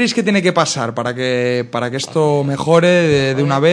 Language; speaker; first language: Spanish; native; Spanish